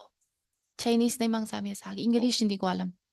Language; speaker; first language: Filipino; non-native, learner; Chinese